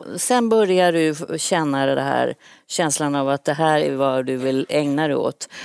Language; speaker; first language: Swedish; native; Swedish